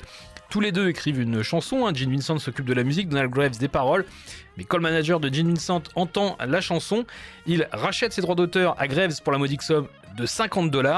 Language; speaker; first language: French; native; French